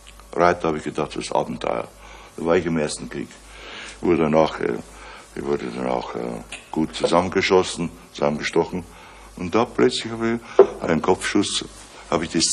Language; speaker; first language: German; native; German